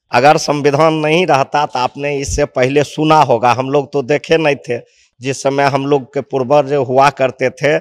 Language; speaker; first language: Hindi; native; Hindi